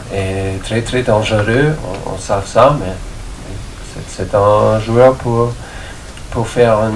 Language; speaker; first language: French; non-native, fluent; German